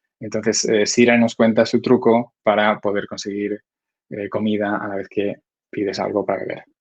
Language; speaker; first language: Spanish; native; Spanish